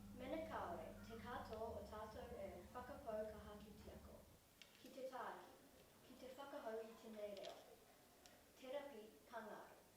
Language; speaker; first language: Māori; non-native, local second language; English